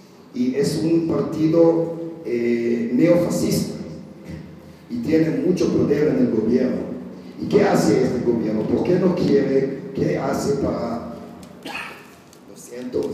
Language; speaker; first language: Spanish; non-native, fluent; Hebrew